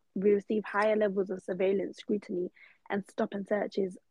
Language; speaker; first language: English; native; English